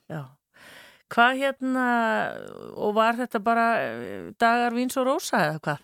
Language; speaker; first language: Icelandic; native; Icelandic